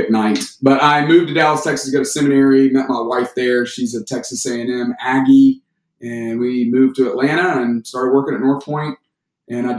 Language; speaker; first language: English; native; English